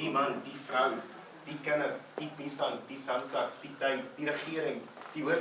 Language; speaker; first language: Afrikaans; non-native, fluent; English